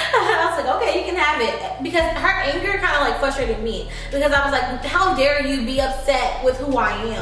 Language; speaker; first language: English; native; English